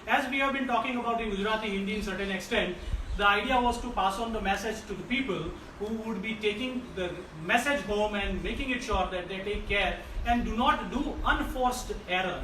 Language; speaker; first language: English; non-native, local second language; Gujarati